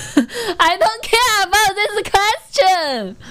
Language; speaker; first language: English; non-native, learner; Chinese